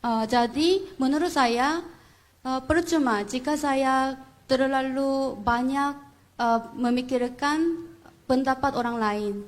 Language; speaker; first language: Indonesian; non-native, learner; Korean